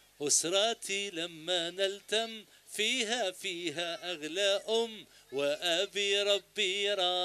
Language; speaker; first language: Arabic; native; Arabic